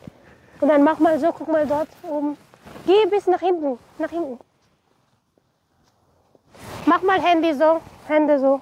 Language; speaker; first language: German; non-native, fluent; Filipino